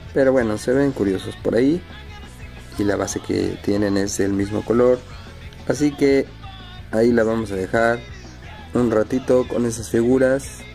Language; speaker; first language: Spanish; native; Spanish